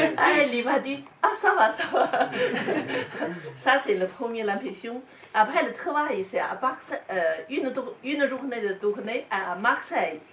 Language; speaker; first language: French; non-native, learner; Chinese